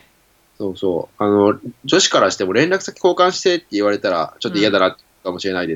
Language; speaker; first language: Japanese; native; Japanese